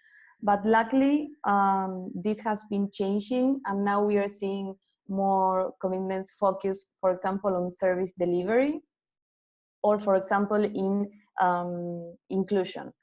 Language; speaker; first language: English; non-native, fluent; Spanish